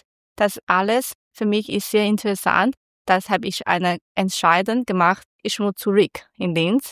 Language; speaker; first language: German; non-native, learner; Chinese